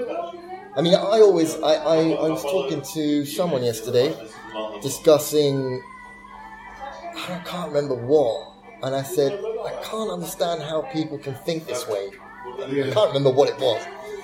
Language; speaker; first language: English; native; English